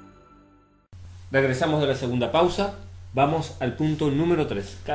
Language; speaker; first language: Spanish; native; Spanish